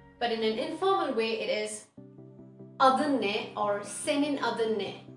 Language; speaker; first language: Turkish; non-native, fluent; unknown